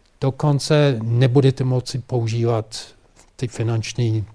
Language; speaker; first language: Czech; non-native, fluent; English